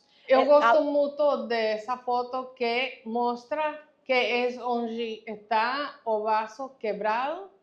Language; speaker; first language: Portuguese; non-native, fluent; Spanish